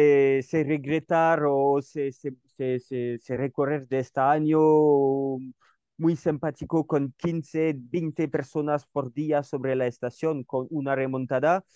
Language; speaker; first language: Spanish; non-native, learner; French